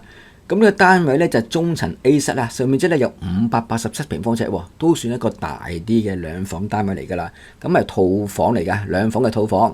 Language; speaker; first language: Cantonese; native; Cantonese